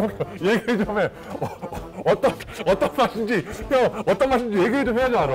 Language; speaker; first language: Korean; native; Korean